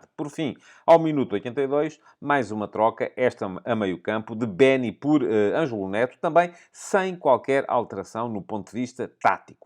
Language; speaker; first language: Portuguese; native; Portuguese